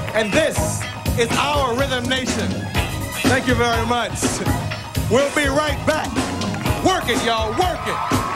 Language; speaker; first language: English; native; English